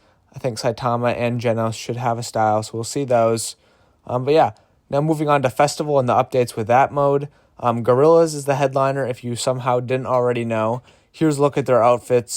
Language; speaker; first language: English; native; English